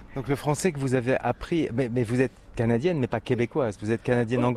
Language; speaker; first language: French; native; French